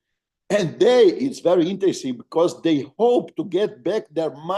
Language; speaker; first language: English; non-native, fluent; Portuguese